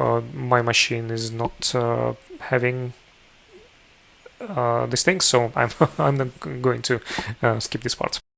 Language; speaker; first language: English; non-native, fluent; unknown